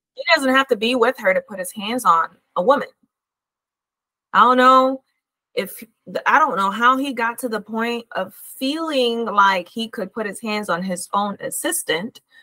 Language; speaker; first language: English; native; English